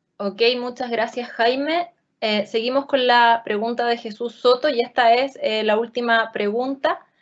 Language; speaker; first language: Spanish; native; Spanish